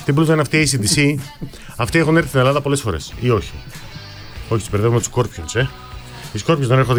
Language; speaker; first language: Greek; native; Greek